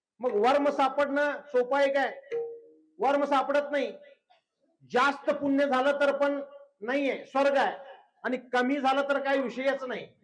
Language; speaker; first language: Marathi; non-native, local second language; Kannada